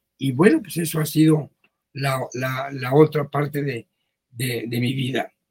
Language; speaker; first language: Spanish; early bilingual, other home language; Yiddish